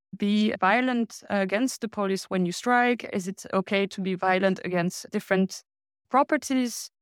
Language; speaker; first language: English; non-native, fluent; French